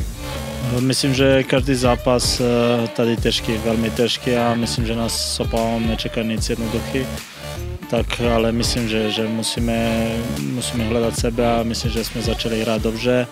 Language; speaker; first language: Czech; non-native, fluent; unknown